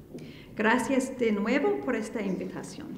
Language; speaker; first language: Spanish; non-native, fluent; English